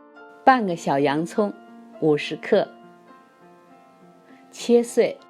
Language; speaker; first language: Chinese; native; Chinese